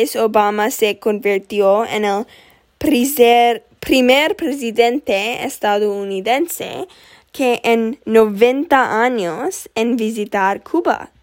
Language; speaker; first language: Spanish; non-native, learner; English